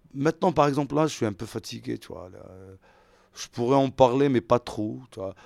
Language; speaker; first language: French; non-native, local second language; Arabic